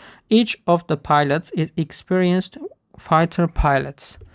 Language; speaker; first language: English; non-native, fluent; Turkish